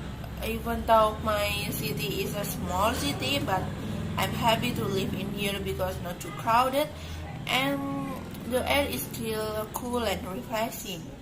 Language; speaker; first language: English; non-native, learner; Indonesian